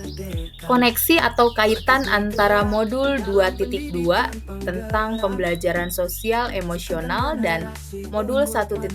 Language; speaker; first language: Indonesian; native; Indonesian